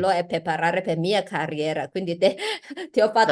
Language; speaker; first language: Italian; non-native, learner; Chinese